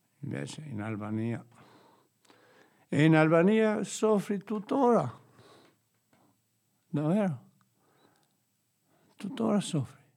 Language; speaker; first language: Italian; non-native, learner; Albanian